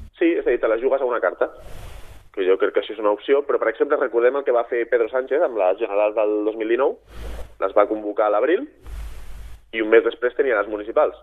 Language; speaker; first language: Catalan; native; Catalan